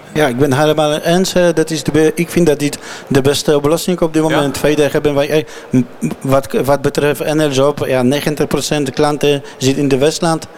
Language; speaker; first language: Dutch; non-native, learner; Polish